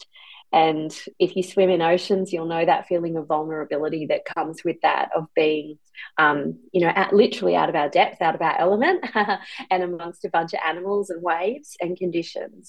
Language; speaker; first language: English; native; English